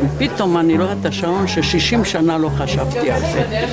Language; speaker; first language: Hebrew; non-native, fluent; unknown